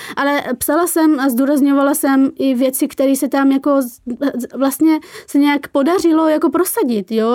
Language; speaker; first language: Czech; early bilingual, other home language; Persian